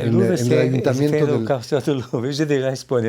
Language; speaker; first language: Spanish; non-native, learner; Portuguese